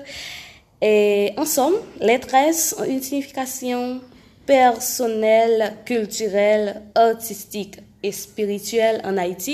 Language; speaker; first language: French; non-native, local second language; Haitian Creole